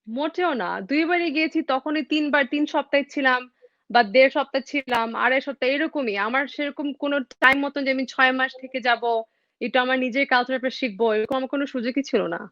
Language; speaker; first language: Bangla; early bilingual, heritage; Bangla